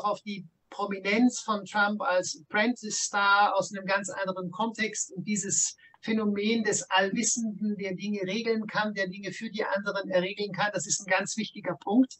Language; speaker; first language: German; native; German